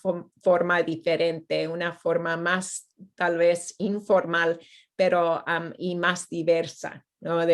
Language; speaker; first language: Spanish; non-native, fluent; English